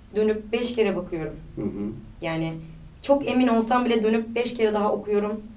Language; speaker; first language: Turkish; native; Turkish